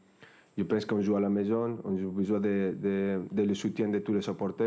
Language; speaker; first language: French; non-native, fluent; Spanish